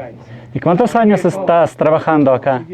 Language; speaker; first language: Spanish; non-native, learner; Russian